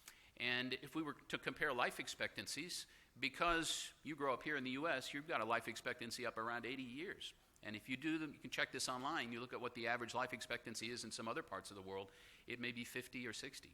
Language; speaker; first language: English; native; English